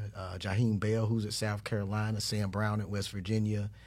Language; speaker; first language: English; native; English